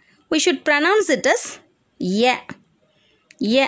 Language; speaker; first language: English; non-native, local second language; Tamil